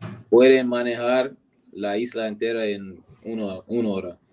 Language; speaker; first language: Spanish; non-native, learner; English